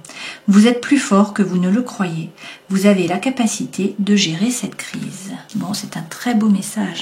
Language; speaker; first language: French; native; French